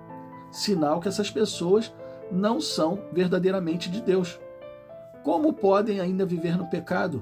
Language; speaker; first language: Portuguese; native; Portuguese